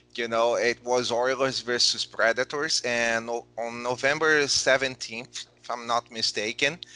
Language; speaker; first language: English; non-native, fluent; Portuguese